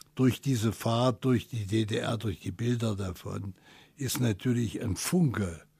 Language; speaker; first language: German; native; German